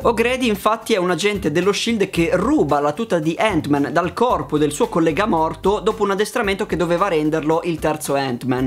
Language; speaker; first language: Italian; native; Italian